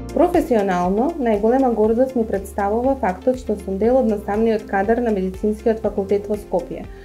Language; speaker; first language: Macedonian; early bilingual, other home language; Croatian